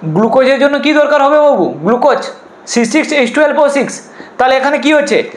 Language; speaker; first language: Bangla; non-native, local second language; Hindi